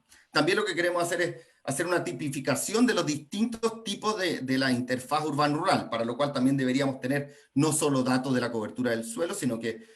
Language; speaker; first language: Spanish; native; Spanish